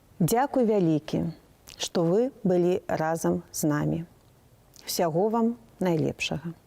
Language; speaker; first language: Belarusian; non-native, local second language; Russian